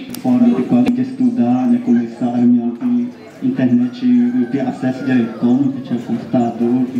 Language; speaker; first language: Portuguese; non-native, local second language; Guarani